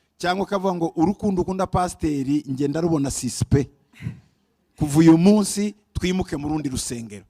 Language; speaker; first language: Kinyarwanda; early bilingual, heritage; Kinyarwanda